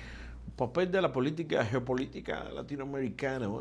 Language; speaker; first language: Portuguese; non-native, fluent; Spanish